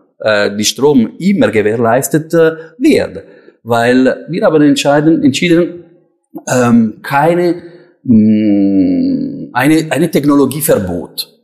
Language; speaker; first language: German; non-native, local second language; Italian